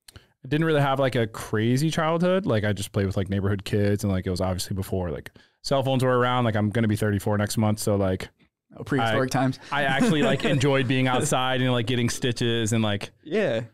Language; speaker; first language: English; native; English